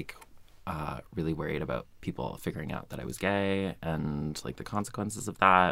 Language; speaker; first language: English; native; English